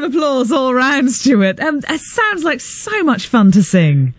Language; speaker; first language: English; native; English